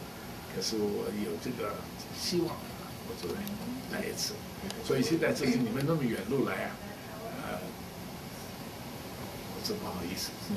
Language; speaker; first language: Chinese; non-native, local second language; Cantonese